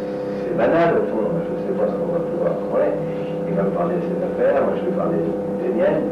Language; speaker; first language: French; native; French